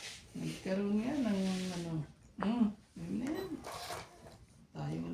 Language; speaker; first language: Filipino; native; Filipino